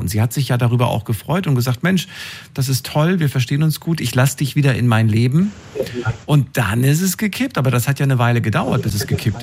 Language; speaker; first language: German; native; German